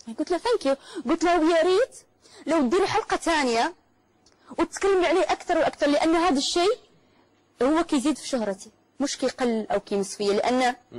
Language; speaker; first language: Arabic; native; Arabic